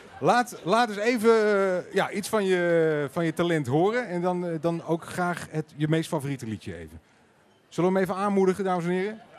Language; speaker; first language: Dutch; native; Dutch